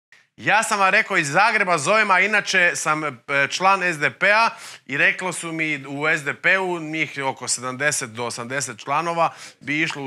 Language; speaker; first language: Croatian; native; Croatian